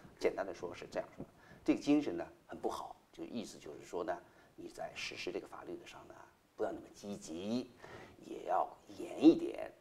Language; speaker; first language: Chinese; native; Chinese